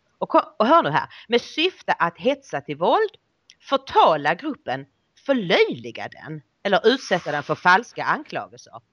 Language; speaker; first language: Swedish; native; Swedish